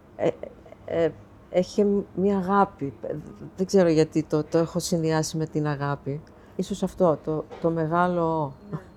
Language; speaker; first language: Greek; early bilingual, heritage; Greek